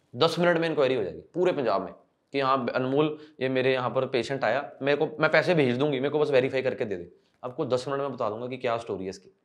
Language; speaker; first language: Hindi; non-native, local second language; Punjabi